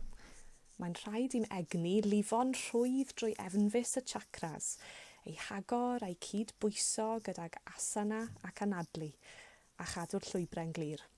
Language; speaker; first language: Welsh; native; Welsh